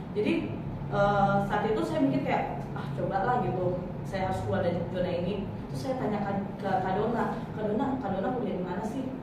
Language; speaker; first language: Indonesian; native; Indonesian